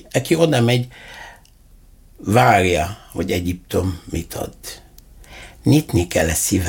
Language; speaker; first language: Hungarian; non-native, fluent; Arabic